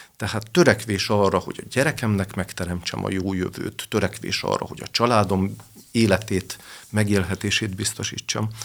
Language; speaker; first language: Hungarian; native; Hungarian